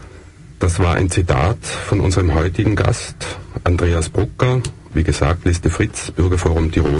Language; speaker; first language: German; native; German